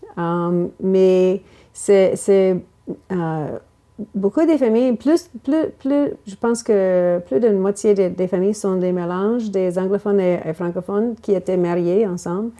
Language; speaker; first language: French; non-native, local second language; English